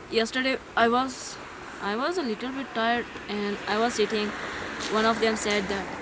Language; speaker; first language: English; non-native, learner; Persian